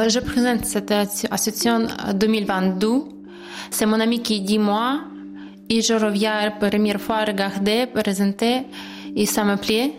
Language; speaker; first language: French; non-native, learner; Ukrainian